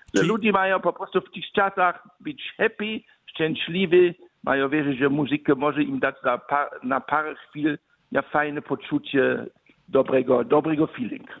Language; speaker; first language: Polish; early bilingual, other home language; German